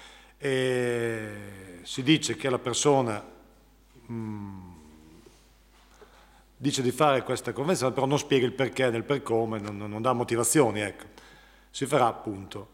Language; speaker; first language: Italian; native; Italian